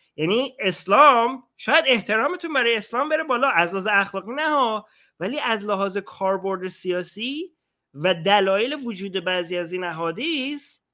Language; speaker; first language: Persian; native; Persian